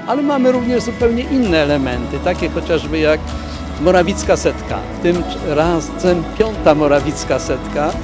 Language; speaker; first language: Polish; native; Polish